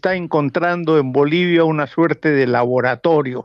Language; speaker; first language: Spanish; native; Spanish